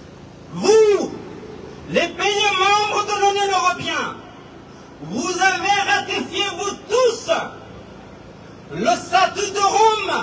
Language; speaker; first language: French; non-native, fluent; Persian